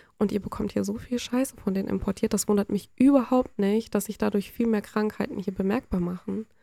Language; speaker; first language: German; native; German